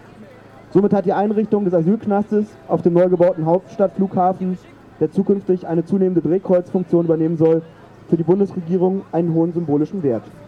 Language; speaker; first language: German; native; German